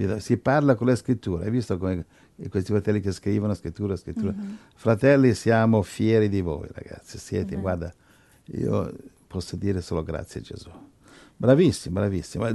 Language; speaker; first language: Italian; non-native, fluent; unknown